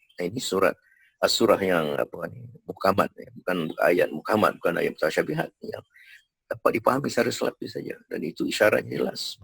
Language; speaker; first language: Malay; native; Malay